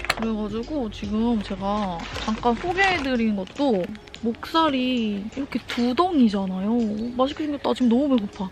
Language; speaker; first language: Korean; native; Korean